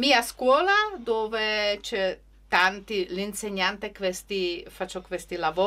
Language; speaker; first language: Italian; non-native, learner; Czech